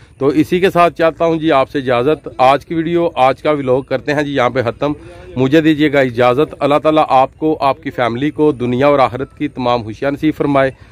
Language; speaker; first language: Urdu; non-native, local second language; Punjabi